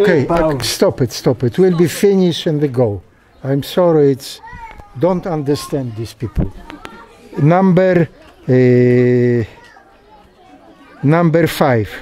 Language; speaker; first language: English; non-native, learner; Polish